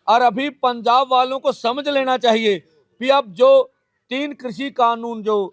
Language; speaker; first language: Hindi; non-native, local second language; Punjabi